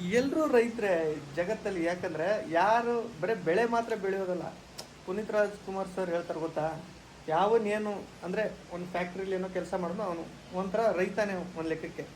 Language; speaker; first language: Kannada; native; Kannada